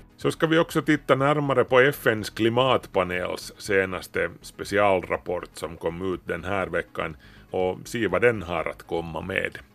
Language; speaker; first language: Swedish; native; Swedish